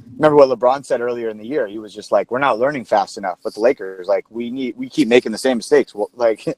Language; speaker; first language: English; native; English